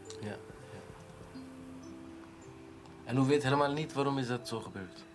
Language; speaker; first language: Dutch; non-native, learner; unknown